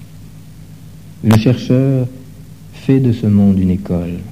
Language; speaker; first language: French; native; French